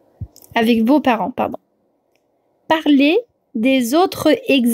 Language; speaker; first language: French; non-native, fluent; English